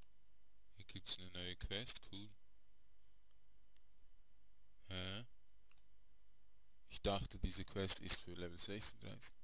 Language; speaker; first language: German; native; German